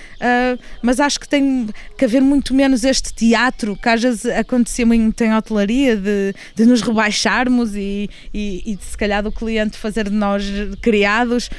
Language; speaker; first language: Portuguese; native; Portuguese